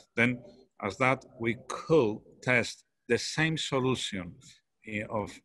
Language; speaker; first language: English; non-native, fluent; Spanish